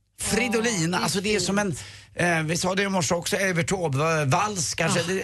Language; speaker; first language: Swedish; native; Swedish